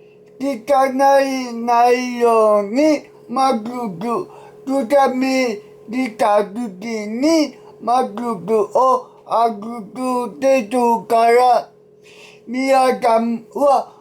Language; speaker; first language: Japanese; non-native, learner; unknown